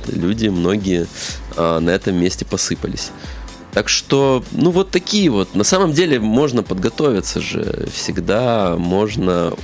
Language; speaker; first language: Russian; native; Russian